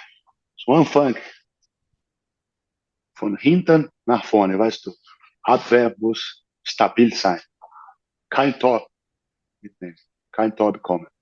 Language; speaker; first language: German; non-native, learner; Portuguese